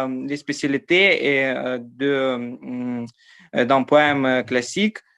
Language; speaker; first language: French; non-native, learner; Ukrainian